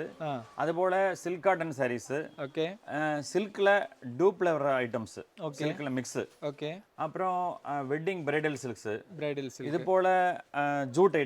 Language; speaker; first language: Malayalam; non-native, local second language; Tamil